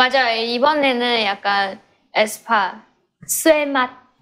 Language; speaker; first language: Korean; non-native, fluent; Chinese